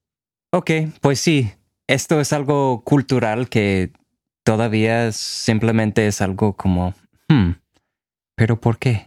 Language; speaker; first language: Spanish; non-native, fluent; English